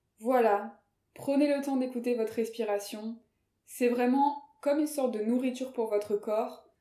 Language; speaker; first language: French; native; French